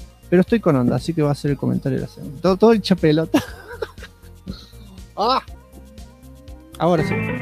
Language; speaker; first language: Spanish; native; Spanish